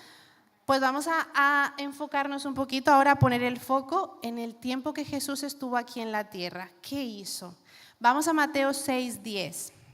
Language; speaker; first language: Spanish; native; Spanish